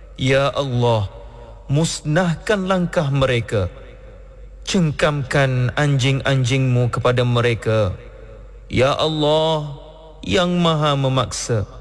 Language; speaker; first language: Malay; native; Malay